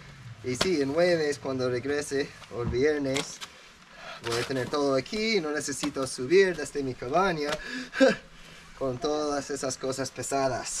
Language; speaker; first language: Spanish; non-native, learner; English